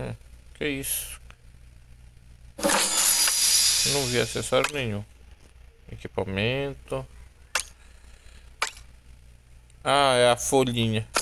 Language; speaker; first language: Portuguese; native; Portuguese